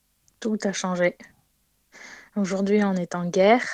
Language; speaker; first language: French; non-native, fluent; Ukrainian